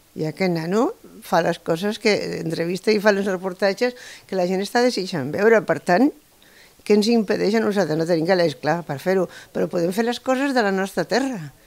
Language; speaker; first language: Catalan; non-native, local second language; Spanish